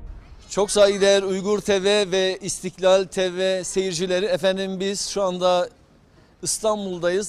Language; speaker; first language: Turkish; native; Turkish